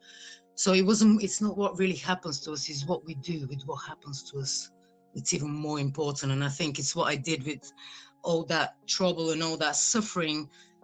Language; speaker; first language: English; non-native, fluent; Bulgarian